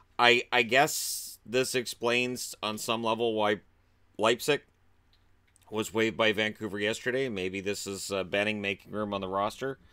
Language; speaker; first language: English; native; English